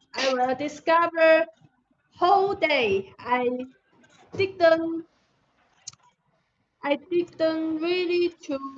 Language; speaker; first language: English; non-native, learner; Chinese